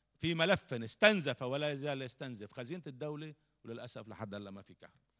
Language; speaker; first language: Arabic; native; Arabic